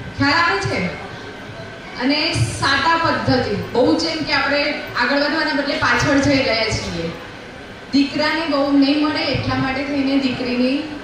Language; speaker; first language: Gujarati; native; Gujarati